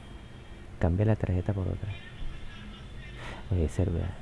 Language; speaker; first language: Spanish; native; Spanish